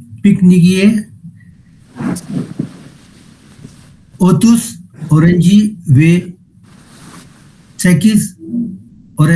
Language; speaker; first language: Turkish; non-native, learner; Urdu